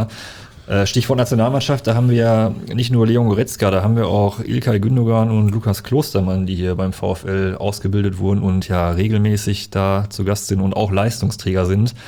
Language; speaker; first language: German; native; German